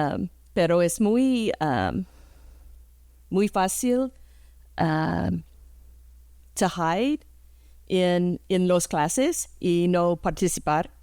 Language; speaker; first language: Spanish; early bilingual, heritage; English